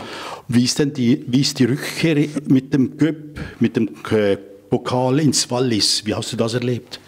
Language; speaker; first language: German; native; German